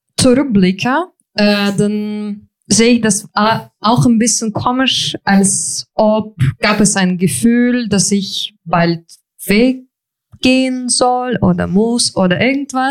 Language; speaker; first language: German; non-native, fluent; Ukrainian